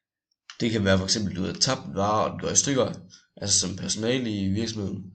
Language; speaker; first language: Danish; native; Danish